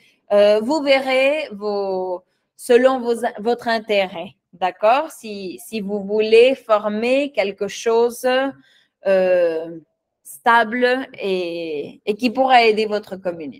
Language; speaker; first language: French; non-native, fluent; Spanish